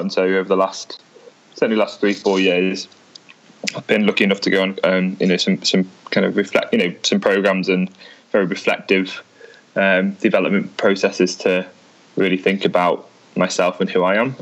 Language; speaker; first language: English; native; English